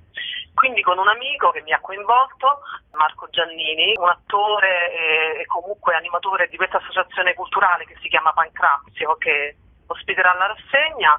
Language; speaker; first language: Italian; native; Italian